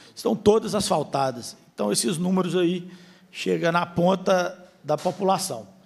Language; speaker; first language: Portuguese; native; Portuguese